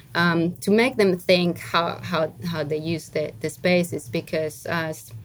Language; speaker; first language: English; non-native, fluent; Spanish